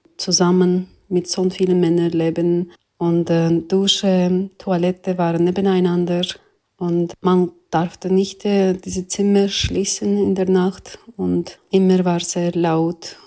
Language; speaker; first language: German; non-native, fluent; Azerbaijani